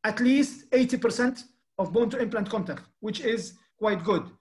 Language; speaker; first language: English; non-native, fluent; Arabic